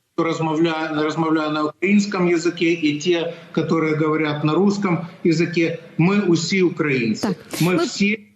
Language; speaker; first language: Ukrainian; non-native, local second language; Russian